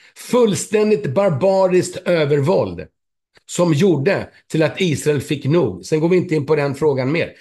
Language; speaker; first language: Swedish; native; Swedish